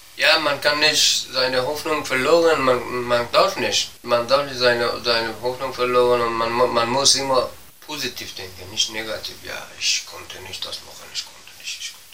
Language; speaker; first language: German; non-native, learner; Persian